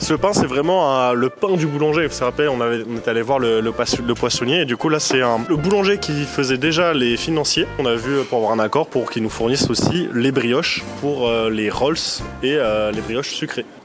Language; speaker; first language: French; native; French